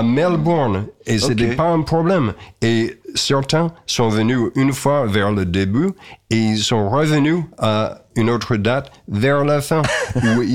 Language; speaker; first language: French; non-native, fluent; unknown